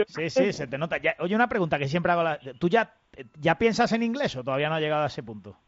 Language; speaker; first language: Spanish; native; Spanish